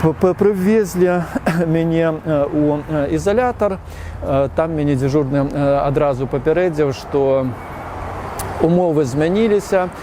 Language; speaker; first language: Belarusian; native; Belarusian